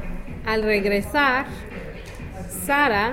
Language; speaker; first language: Spanish; non-native, learner; English